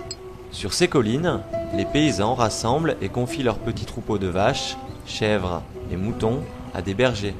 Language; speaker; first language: French; native; French